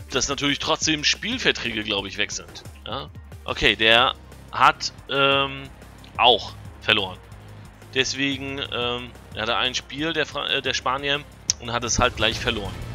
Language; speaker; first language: German; native; German